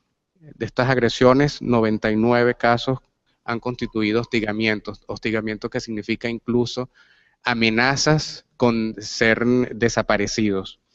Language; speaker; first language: Spanish; native; Spanish